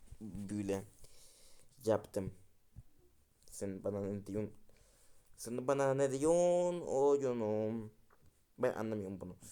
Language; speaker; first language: Turkish; non-native, learner; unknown